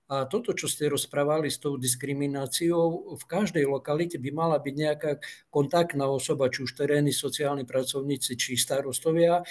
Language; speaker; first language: Slovak; non-native, local second language; Rusyn